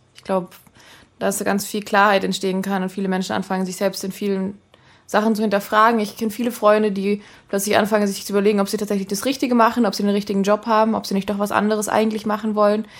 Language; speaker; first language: German; native; German